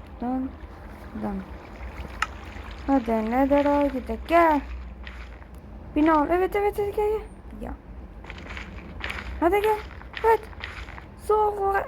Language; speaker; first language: Turkish; early bilingual, other home language; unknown